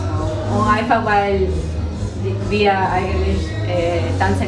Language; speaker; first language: German; non-native, learner; Spanish